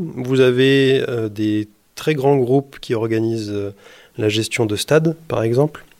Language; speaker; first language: French; native; French